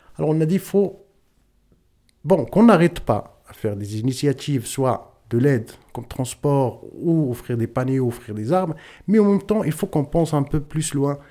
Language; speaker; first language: French; non-native, local second language; Tachelhit